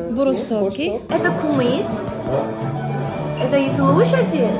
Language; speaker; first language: Russian; non-native, learner; Korean